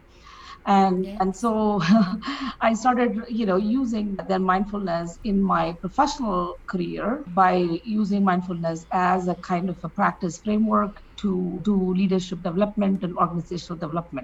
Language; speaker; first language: English; non-native, local second language; Tamil